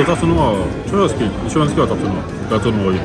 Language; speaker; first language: Japanese; non-native, fluent; French